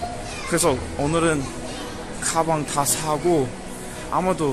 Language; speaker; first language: Korean; non-native, learner; English